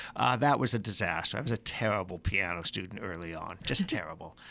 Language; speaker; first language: English; native; English